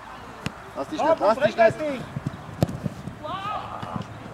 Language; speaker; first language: German; native; German